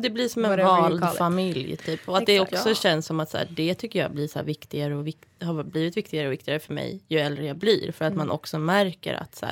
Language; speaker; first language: Swedish; native; Swedish